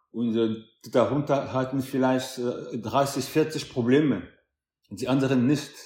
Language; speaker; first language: German; non-native, fluent; French